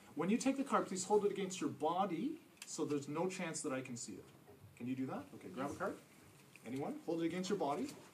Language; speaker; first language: English; native; English